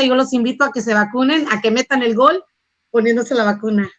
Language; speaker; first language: Spanish; native; Spanish